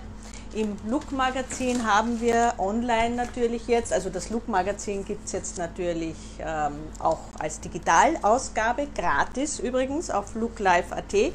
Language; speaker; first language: German; native; German